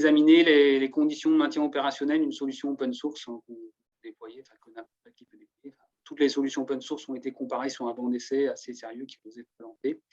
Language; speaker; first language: French; native; French